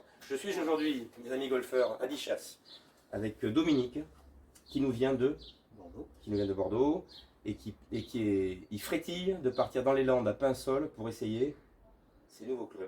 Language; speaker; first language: French; native; French